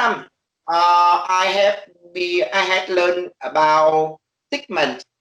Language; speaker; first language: English; non-native, learner; Vietnamese